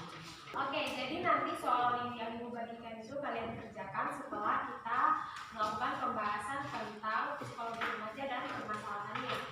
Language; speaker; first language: Indonesian; native; Indonesian